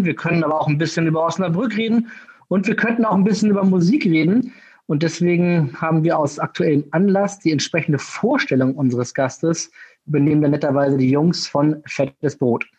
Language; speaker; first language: German; native; German